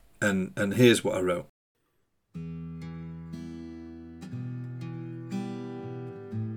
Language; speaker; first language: English; native; English